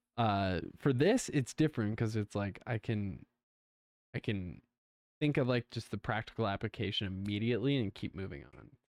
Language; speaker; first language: English; native; English